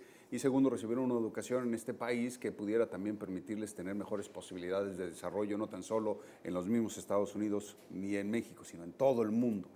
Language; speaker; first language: Spanish; native; Spanish